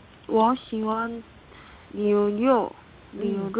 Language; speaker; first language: Chinese; non-native, learner; Korean